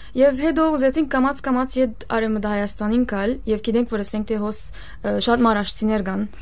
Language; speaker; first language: Armenian; early bilingual, heritage; Armenian